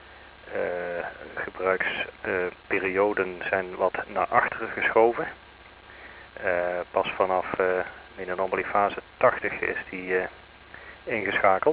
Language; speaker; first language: Dutch; native; Dutch